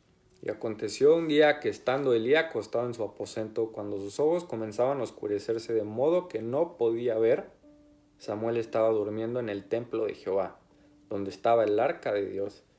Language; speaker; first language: Spanish; native; Spanish